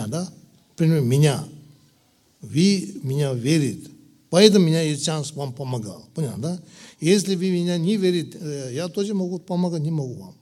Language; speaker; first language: Russian; non-native, learner; Tibetan